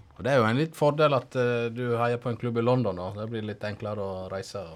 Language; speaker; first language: Norwegian; native; Norwegian